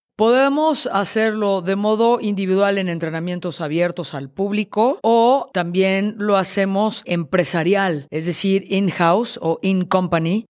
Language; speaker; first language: Spanish; native; Spanish